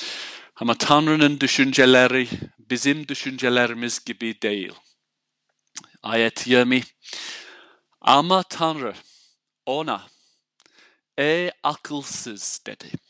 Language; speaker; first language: Turkish; non-native, fluent; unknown